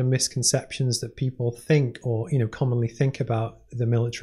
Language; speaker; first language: English; native; English